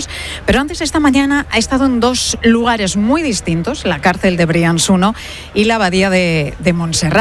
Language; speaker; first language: Spanish; native; Spanish